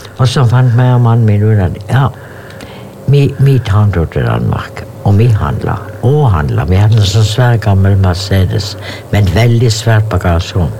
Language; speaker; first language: Norwegian; native; Norwegian